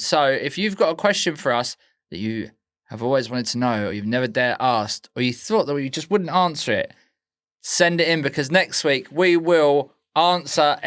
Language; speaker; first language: English; native; English